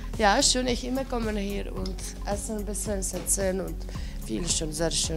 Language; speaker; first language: German; non-native, learner; Czech